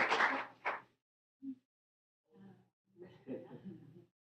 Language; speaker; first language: English; native; English